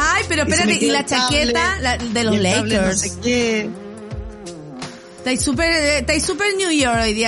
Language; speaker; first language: Spanish; native; Spanish